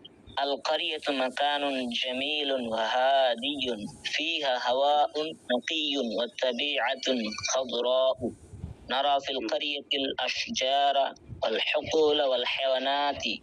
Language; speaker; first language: Arabic; non-native, learner; Bangla